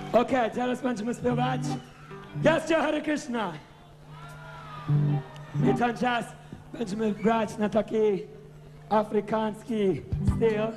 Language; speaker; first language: Polish; non-native, learner; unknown